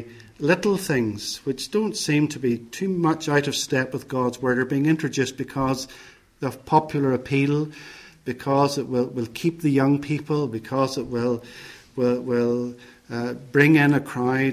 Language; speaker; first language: English; native; English